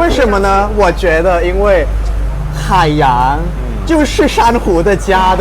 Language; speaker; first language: Chinese; non-native, fluent; Thai